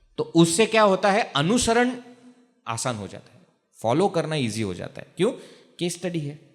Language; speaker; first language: Hindi; non-native, local second language; Marathi